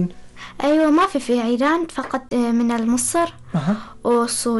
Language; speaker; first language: Arabic; non-native, learner; Persian